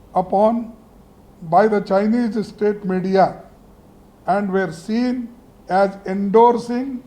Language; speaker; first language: English; non-native, local second language; Kannada